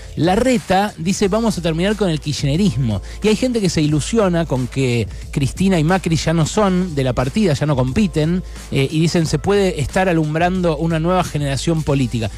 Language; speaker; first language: Spanish; native; Spanish